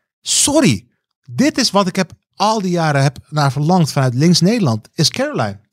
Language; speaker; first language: Dutch; early bilingual, other home language; Turkish